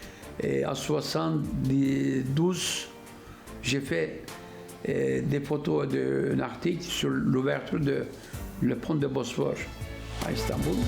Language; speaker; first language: French; non-native, fluent; Turkish